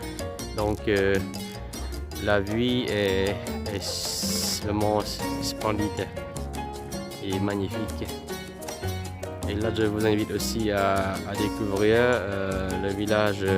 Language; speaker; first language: French; non-native, fluent; Vietnamese